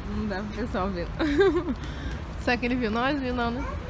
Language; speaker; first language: Portuguese; native; Portuguese